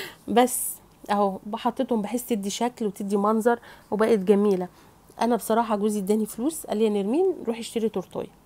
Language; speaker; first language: Arabic; native; Arabic